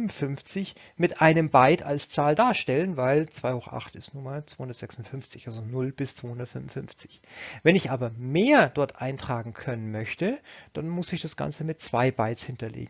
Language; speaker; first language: German; native; German